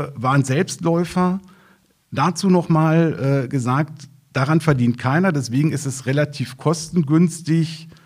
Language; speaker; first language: German; native; German